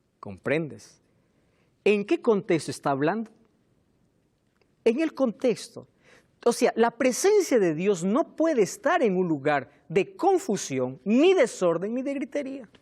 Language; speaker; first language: Spanish; native; Spanish